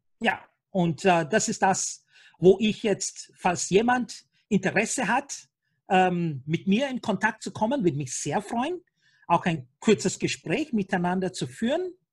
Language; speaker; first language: German; non-native, fluent; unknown